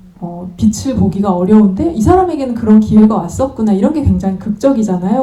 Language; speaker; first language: Korean; native; Korean